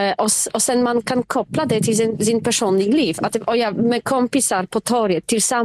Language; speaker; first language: Swedish; non-native, fluent; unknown